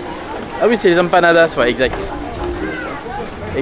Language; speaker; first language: French; native; French